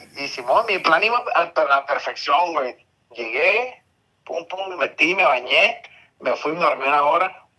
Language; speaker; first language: Spanish; early bilingual, heritage; Spanish